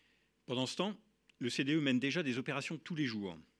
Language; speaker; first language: French; native; French